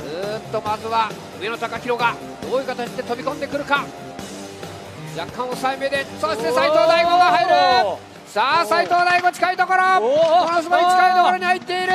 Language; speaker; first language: Japanese; native; Japanese